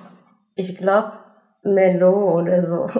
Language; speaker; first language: German; non-native, fluent; Indonesian